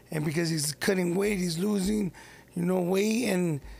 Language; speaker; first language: English; early bilingual, other home language; Spanish